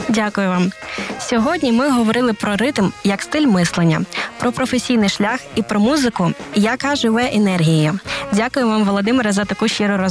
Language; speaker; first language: Ukrainian; native; Ukrainian